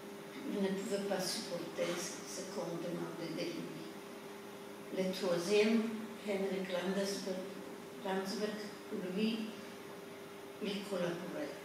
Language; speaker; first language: French; non-native, fluent; Polish